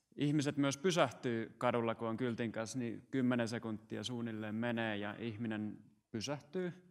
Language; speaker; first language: Finnish; native; Finnish